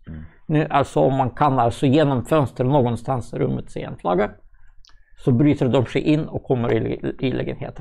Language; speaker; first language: Swedish; non-native, fluent; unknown